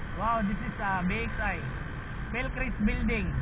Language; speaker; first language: English; non-native, learner; Arabic